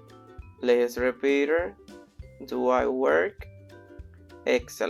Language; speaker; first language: English; non-native, fluent; Spanish